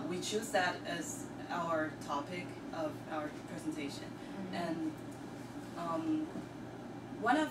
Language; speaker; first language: English; non-native, learner; Chinese